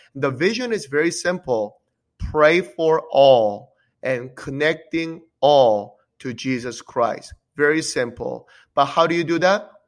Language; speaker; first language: English; early bilingual, other home language; Korean